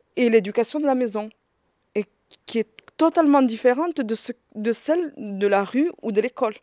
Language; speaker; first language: French; early bilingual, other home language; Riffian